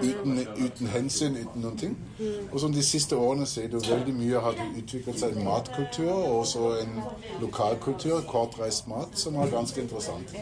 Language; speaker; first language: Norwegian; non-native, fluent; German